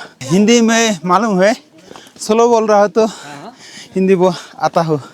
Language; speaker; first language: Hindi; non-native, learner; Bangla